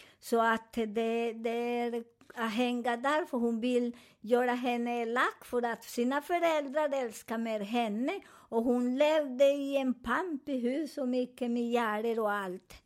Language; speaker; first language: Swedish; non-native, fluent; Spanish